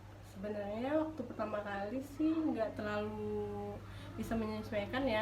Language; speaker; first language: Indonesian; non-native, local second language; Minangkabau